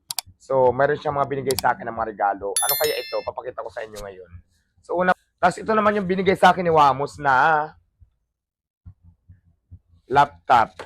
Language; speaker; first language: Filipino; non-native, local second language; Hiligaynon